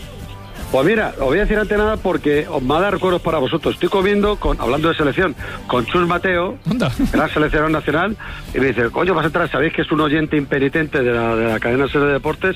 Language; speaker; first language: Spanish; native; Spanish